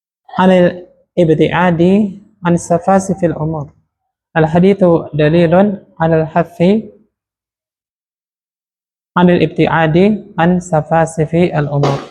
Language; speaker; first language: Arabic; non-native, fluent; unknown